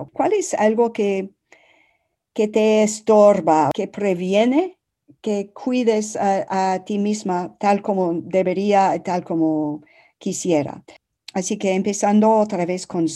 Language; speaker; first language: Spanish; non-native, fluent; English